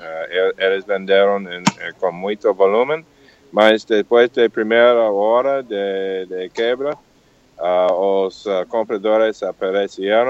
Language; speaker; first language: Portuguese; non-native, learner; English